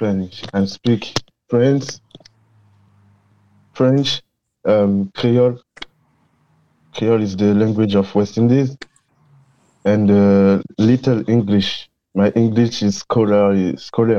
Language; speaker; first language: English; non-native, learner; French